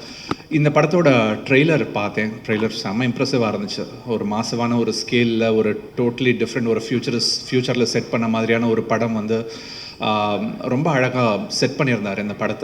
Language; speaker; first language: Tamil; native; Tamil